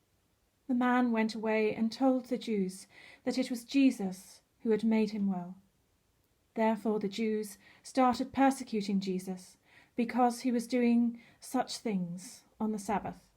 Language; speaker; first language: English; native; English